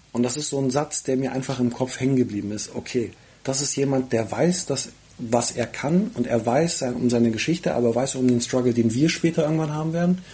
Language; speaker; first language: German; early bilingual, other home language; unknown